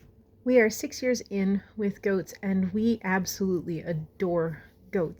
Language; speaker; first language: English; native; English